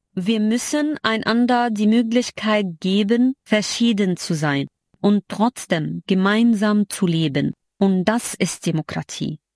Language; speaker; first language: German; non-native, fluent; Arabic